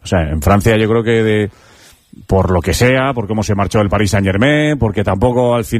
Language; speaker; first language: Spanish; native; Spanish